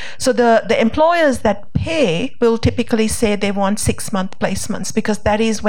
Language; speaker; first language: English; non-native, local second language; Sinhala